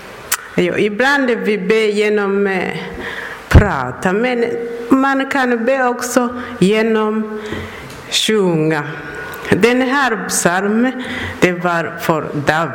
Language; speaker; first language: Swedish; non-native, learner; Persian